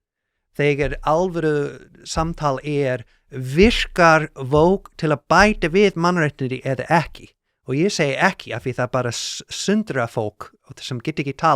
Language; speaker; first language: Icelandic; non-native, learner; English